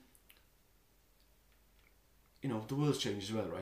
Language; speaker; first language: English; native; English